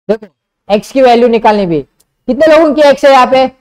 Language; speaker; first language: Hindi; non-native, local second language; Marathi